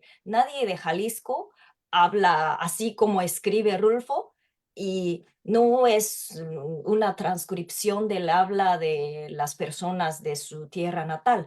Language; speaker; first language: Spanish; non-native, fluent; Japanese